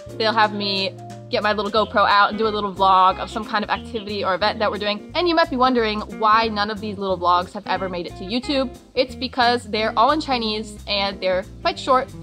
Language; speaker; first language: English; native; English